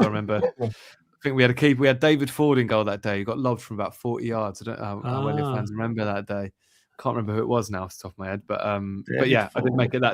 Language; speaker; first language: English; native; English